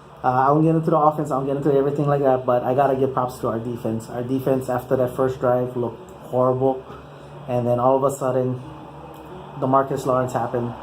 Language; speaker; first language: English; native; English